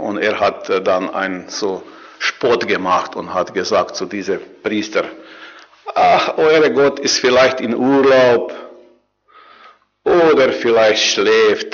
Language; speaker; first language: German; non-native, learner; Croatian